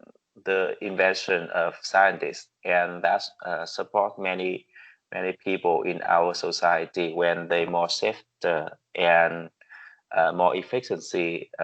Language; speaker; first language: English; non-native, learner; Vietnamese